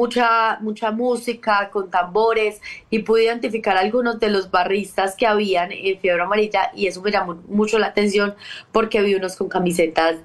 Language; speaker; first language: Spanish; native; Spanish